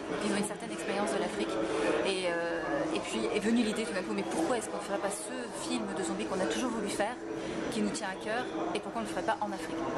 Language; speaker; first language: French; native; French